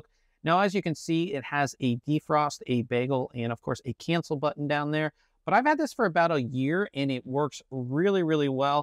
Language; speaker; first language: English; native; English